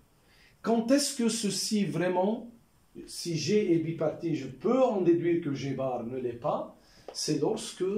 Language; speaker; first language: French; non-native, local second language; Arabic